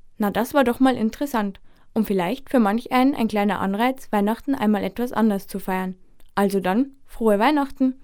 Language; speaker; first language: German; native; German